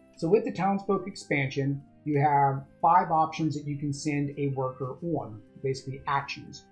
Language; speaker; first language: English; native; English